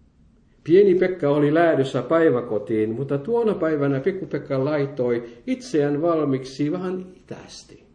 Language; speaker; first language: Finnish; non-native, fluent; French